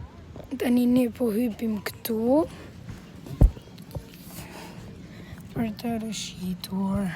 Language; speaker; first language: Albanian; early bilingual, heritage; Albanian